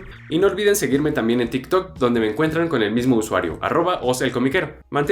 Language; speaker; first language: Spanish; native; Spanish